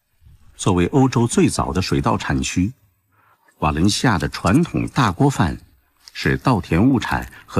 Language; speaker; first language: Chinese; native; Chinese